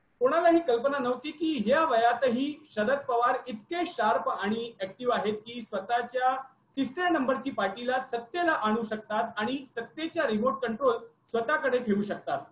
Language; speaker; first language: Marathi; non-native, local second language; Hindi